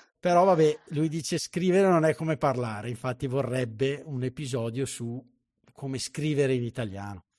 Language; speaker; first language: Italian; native; Italian